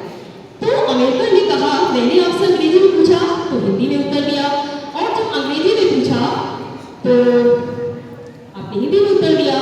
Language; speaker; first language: Hindi; native; Hindi